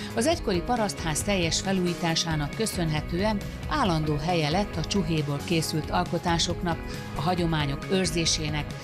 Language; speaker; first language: Hungarian; native; Hungarian